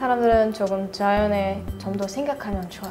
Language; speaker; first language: Korean; non-native, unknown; Russian